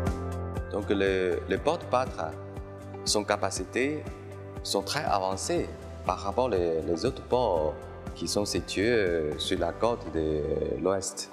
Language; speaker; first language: French; non-native, fluent; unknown